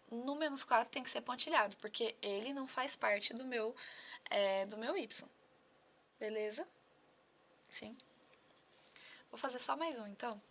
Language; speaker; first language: Portuguese; native; Portuguese